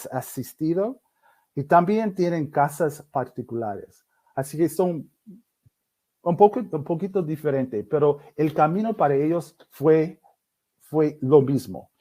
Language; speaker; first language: Spanish; non-native, fluent; English